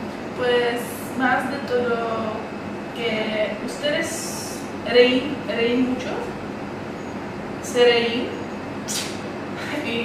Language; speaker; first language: Spanish; non-native, learner; Czech